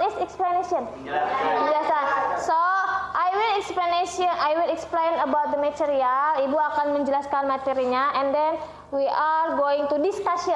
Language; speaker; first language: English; non-native, learner; Indonesian